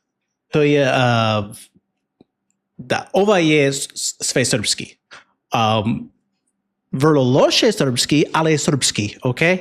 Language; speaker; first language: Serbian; non-native, learner; English